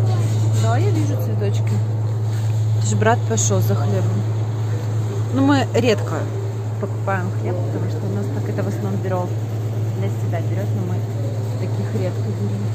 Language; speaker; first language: Russian; native; Russian